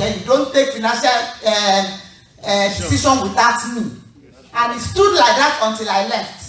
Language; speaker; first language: English; non-native, local second language; Igbo